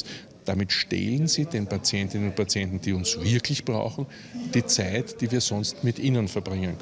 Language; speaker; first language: German; native; German